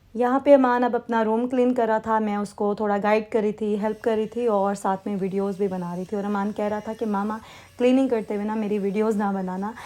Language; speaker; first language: Urdu; native; Urdu